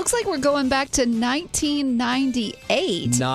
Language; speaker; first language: English; native; English